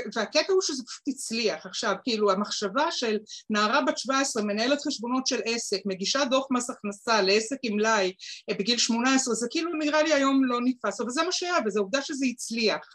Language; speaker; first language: Hebrew; native; Hebrew